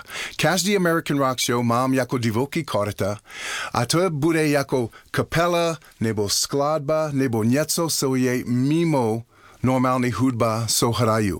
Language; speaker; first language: Czech; non-native, learner; English